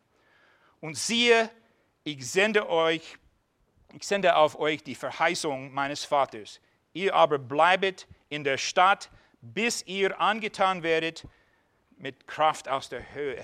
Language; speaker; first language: German; non-native, fluent; English